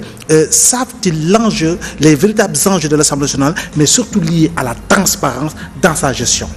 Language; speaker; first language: French; non-native, local second language; Wolof